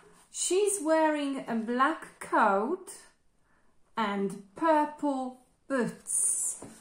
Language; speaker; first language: English; non-native, fluent; Polish